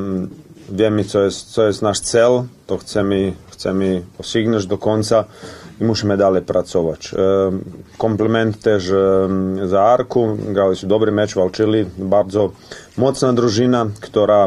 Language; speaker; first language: Polish; non-native, learner; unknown